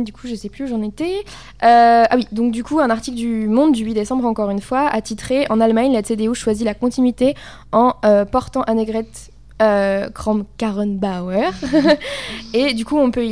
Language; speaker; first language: French; native; French